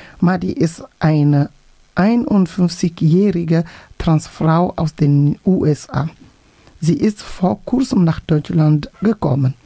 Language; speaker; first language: German; non-native, fluent; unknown